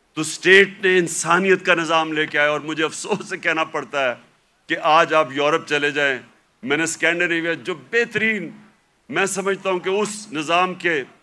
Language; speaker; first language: Urdu; native; Urdu